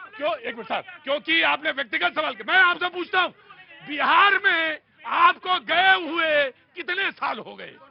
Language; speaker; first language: Hindi; native; Hindi